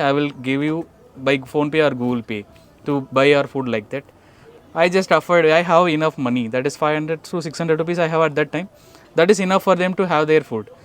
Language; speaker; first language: English; non-native, local second language; Tamil